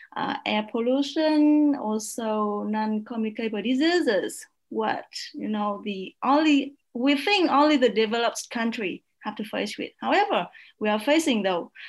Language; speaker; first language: English; non-native, fluent; Vietnamese